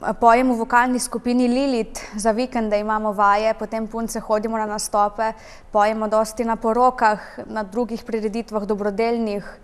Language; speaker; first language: Slovenian; native; Slovenian